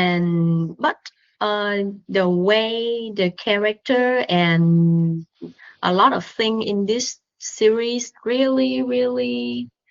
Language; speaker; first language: English; non-native, learner; Vietnamese